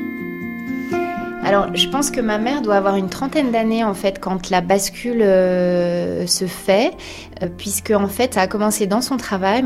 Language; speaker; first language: French; native; French